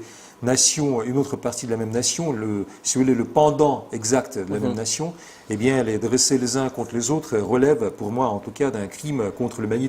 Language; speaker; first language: French; non-native, fluent; Russian